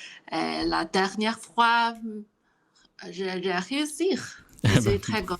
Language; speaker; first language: French; non-native, learner; Chinese